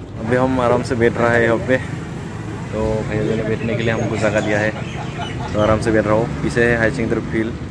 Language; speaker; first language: Hindi; non-native, local second language; Bodo